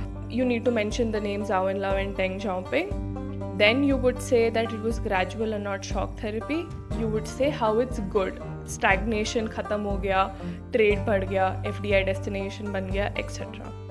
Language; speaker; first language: English; non-native, local second language; Hindi